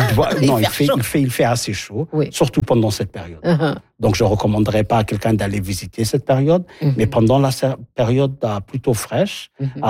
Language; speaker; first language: French; non-native, local second language; Somali